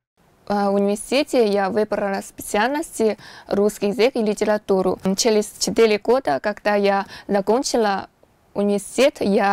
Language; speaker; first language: Russian; non-native, learner; Chinese